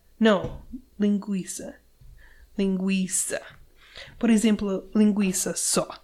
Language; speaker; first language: Portuguese; non-native, learner; English